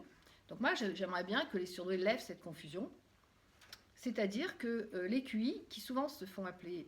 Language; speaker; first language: French; native; French